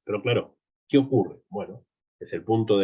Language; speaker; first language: Spanish; native; Spanish